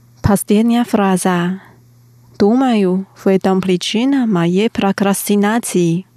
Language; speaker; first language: Russian; non-native, fluent; Chinese